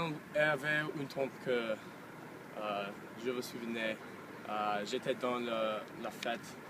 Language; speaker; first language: French; non-native, learner; English